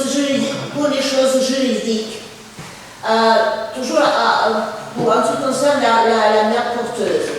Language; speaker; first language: French; non-native, fluent; Russian